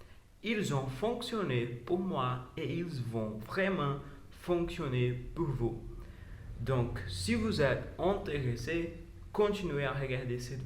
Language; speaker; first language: French; non-native, learner; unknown